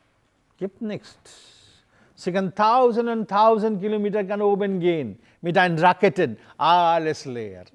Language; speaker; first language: German; non-native, learner; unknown